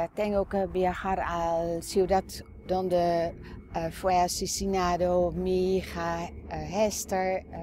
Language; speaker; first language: Spanish; non-native, learner; Dutch